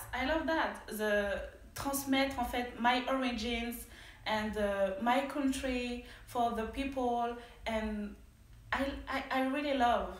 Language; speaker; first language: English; non-native, learner; French